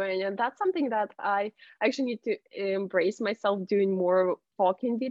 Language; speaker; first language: English; non-native, fluent; Russian